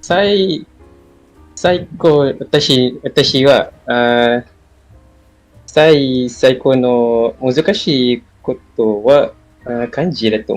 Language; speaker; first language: Japanese; non-native, learner; Malay